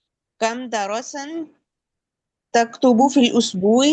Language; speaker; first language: Arabic; non-native, learner; Urdu